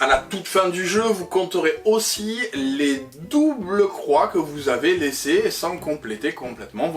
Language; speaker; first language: French; native; French